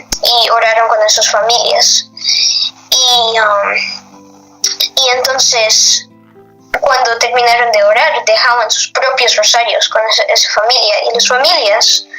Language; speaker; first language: Spanish; non-native, fluent; English